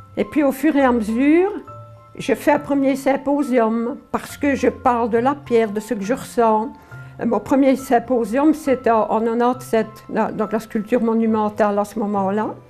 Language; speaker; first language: French; early bilingual, other home language; Polish